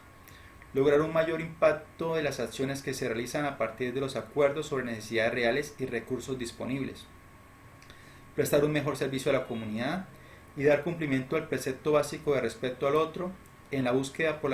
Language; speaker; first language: Spanish; native; Spanish